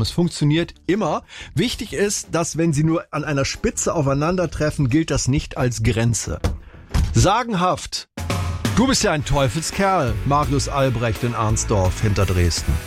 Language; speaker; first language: German; native; German